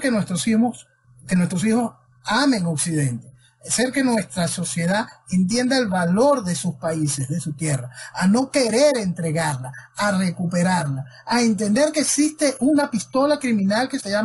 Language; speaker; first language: Spanish; native; Spanish